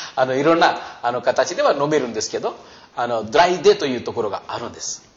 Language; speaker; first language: Japanese; non-native, fluent; Hindi